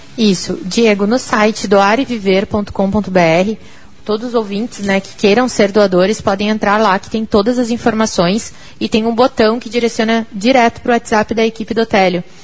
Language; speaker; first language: Portuguese; native; Portuguese